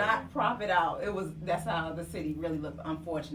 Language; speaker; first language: English; native; English